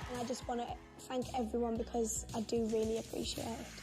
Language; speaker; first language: English; native; English